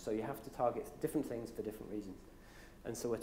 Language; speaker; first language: English; native; English